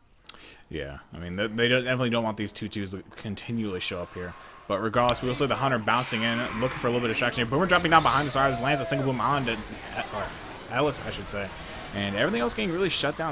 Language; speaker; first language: English; native; English